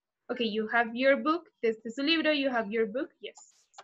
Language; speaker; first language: English; non-native, fluent; Spanish